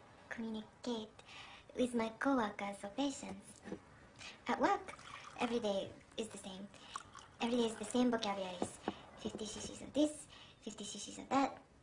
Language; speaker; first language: English; non-native, fluent; Japanese